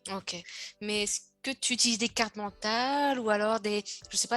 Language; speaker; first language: French; native; French